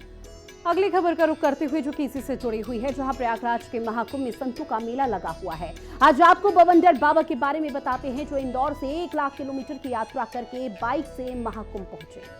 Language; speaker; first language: Hindi; native; Hindi